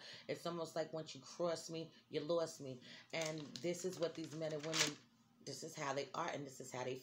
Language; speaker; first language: English; native; English